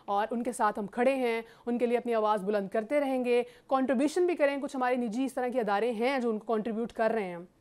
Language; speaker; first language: Urdu; native; Urdu